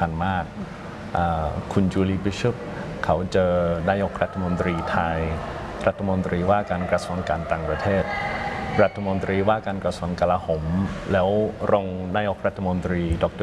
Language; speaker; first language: Thai; non-native, fluent; English